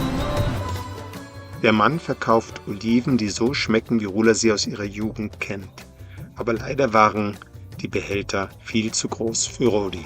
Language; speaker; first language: German; native; German